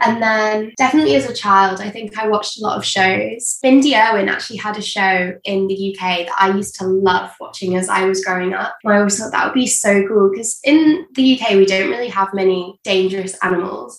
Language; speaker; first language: English; native; English